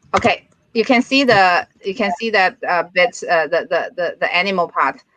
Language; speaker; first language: English; non-native, fluent; Chinese